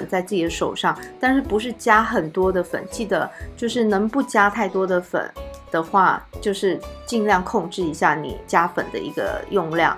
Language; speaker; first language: Chinese; native; Chinese